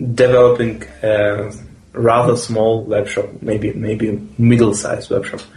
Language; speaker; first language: English; non-native, fluent; Russian